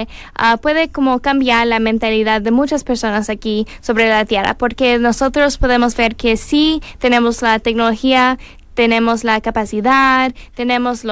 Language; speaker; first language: Spanish; non-native, learner; English